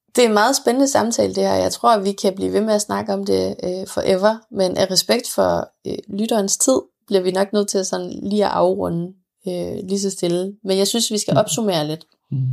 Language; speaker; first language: Danish; early bilingual, other home language; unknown